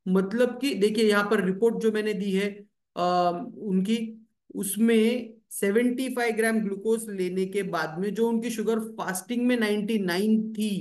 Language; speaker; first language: Hindi; native; Hindi